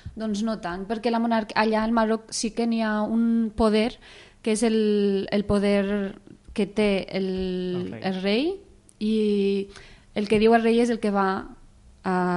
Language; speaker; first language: Catalan; early bilingual, other home language; Arabic